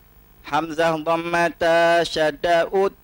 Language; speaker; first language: Arabic; non-native, learner; Malay